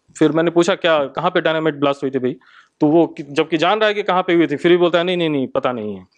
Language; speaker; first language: Hindi; native; Hindi